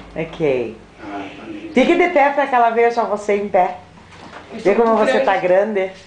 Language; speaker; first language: Portuguese; native; Portuguese